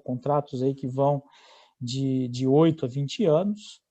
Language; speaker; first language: Portuguese; native; Portuguese